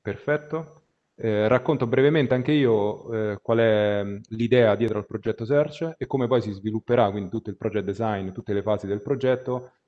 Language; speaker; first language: Italian; native; Italian